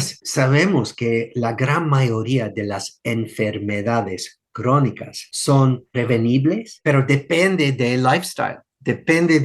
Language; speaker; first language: Spanish; non-native, fluent; English